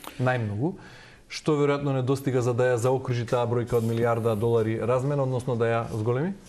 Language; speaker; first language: Macedonian; native; Macedonian